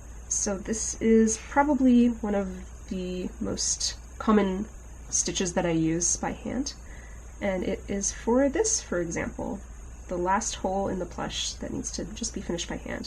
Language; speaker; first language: English; native; English